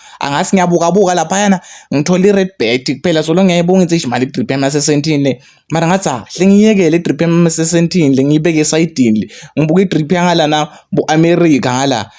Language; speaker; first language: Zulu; non-native, local second language; Swati